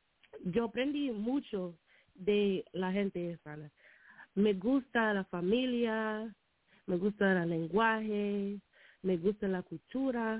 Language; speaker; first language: Spanish; non-native, learner; English